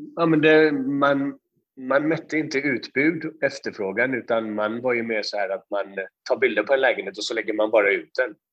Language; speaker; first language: Swedish; early bilingual, other home language; Persian